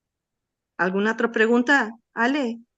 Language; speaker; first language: Spanish; native; Spanish